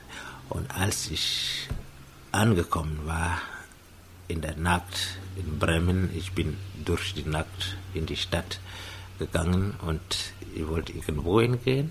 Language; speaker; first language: German; non-native, fluent; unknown